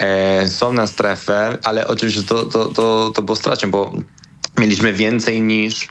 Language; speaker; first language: Polish; non-native, fluent; Spanish